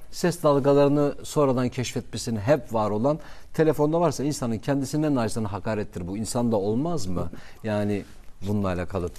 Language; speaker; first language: Turkish; non-native, local second language; Kurdish